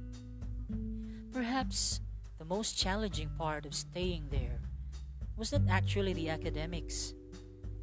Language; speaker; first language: English; non-native, local second language; Cebuano